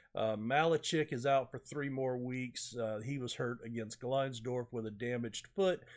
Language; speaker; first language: English; native; English